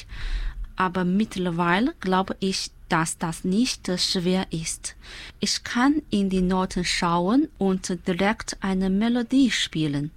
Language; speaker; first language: German; non-native, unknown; Chinese